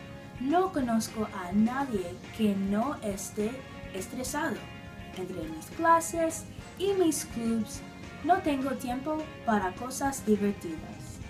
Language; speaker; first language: Spanish; non-native, learner; English